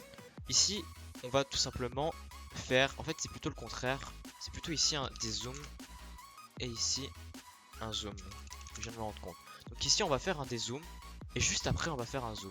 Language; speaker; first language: French; native; French